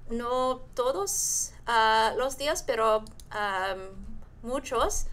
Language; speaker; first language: Spanish; non-native, learner; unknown